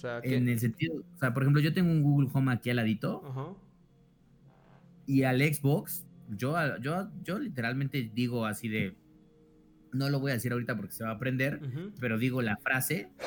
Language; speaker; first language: Spanish; native; Spanish